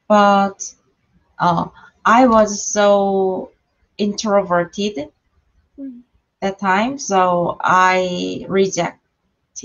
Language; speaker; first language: English; non-native, learner; Korean